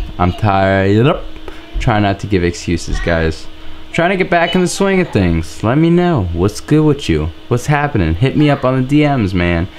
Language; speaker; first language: English; native; English